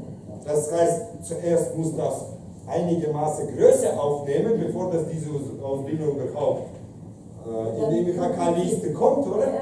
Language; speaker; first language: German; non-native, fluent; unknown